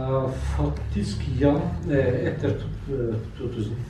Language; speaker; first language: Norwegian; non-native, learner; Azerbaijani